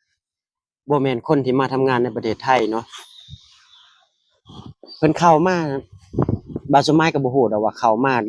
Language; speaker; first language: Thai; non-native, local second language; Northeastern Thai